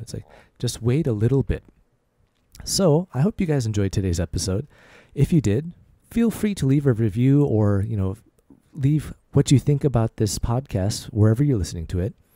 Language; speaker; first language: English; native; English